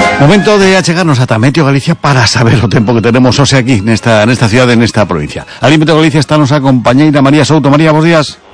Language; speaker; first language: Spanish; native; Spanish